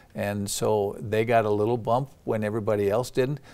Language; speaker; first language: English; native; English